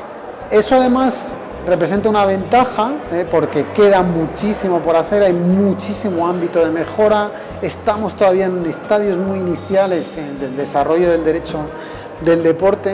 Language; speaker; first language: Spanish; native; Spanish